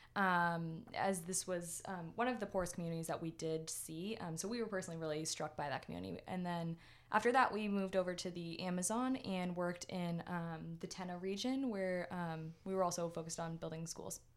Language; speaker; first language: English; native; English